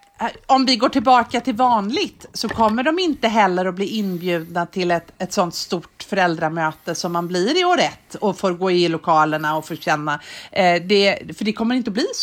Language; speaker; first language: Swedish; native; Swedish